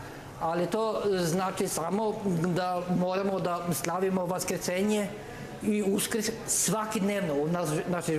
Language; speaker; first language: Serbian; non-native, learner; Norwegian